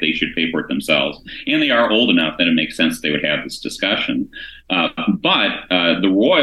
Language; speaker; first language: English; native; English